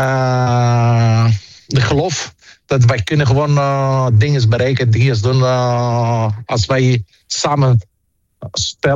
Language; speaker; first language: Dutch; non-native, fluent; Greek